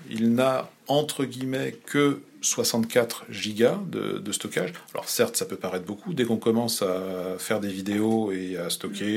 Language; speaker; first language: French; native; French